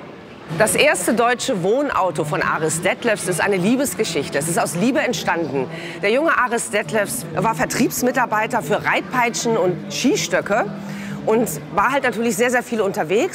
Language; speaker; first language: German; native; German